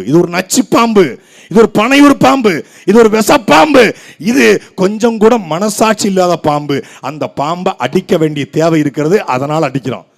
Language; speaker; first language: Tamil; native; Tamil